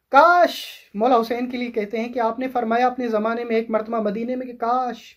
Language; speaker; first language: Urdu; non-native, local second language; Sindhi